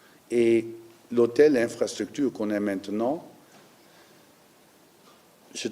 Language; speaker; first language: French; non-native, learner; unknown